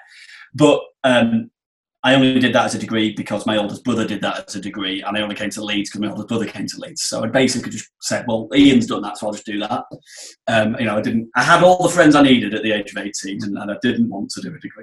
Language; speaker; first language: English; native; English